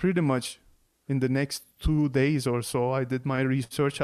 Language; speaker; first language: English; non-native, fluent; Turkish